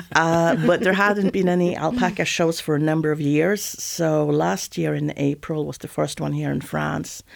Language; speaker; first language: English; non-native, fluent; Swedish